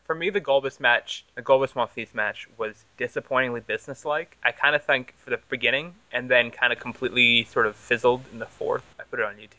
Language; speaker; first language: English; native; English